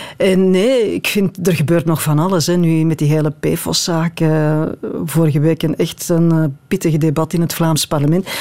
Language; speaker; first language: Dutch; native; Dutch